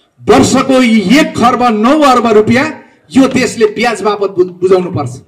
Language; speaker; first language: Nepali; native; Nepali